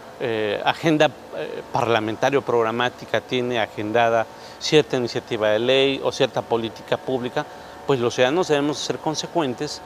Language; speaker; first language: Spanish; native; Spanish